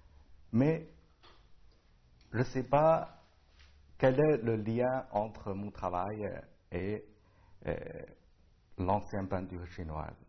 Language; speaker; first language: French; non-native, learner; Chinese